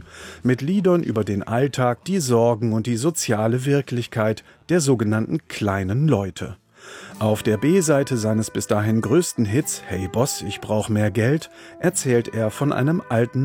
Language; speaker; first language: German; native; German